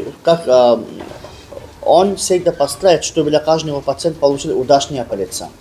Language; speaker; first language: Russian; non-native, learner; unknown